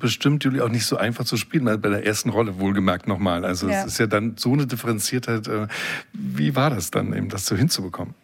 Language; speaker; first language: German; native; German